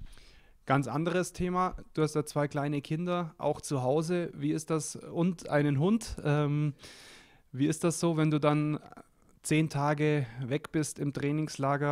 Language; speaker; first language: German; native; German